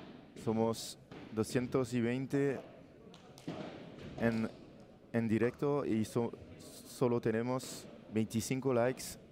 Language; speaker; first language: Spanish; non-native, learner; French